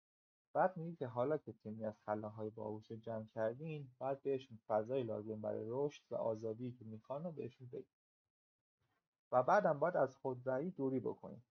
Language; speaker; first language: Persian; native; Persian